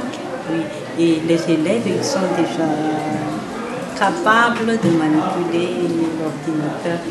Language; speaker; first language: French; non-native, local second language; Malagasy